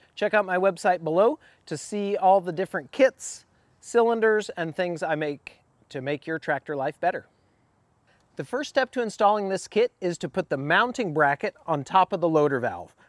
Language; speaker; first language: English; native; English